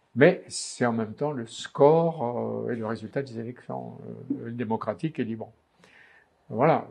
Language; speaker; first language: French; native; French